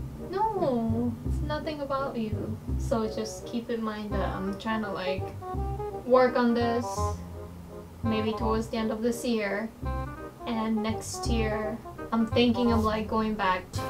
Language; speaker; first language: English; non-native, fluent; Japanese